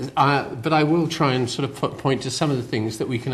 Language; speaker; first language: English; native; English